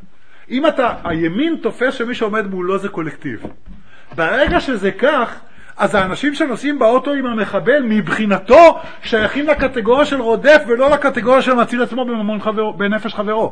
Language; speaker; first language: Hebrew; native; Hebrew